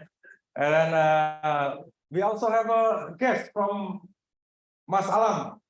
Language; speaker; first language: English; non-native, learner; Indonesian